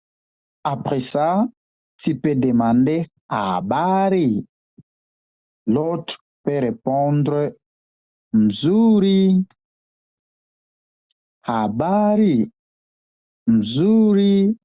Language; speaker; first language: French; non-native, local second language; Swahili